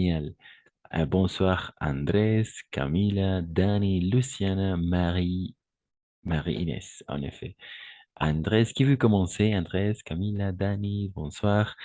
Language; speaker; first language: French; non-native, fluent; Spanish